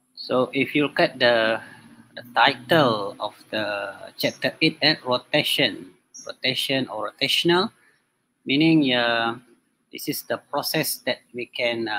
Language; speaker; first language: English; non-native, local second language; Malay